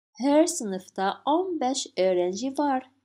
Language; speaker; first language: Turkish; non-native, fluent; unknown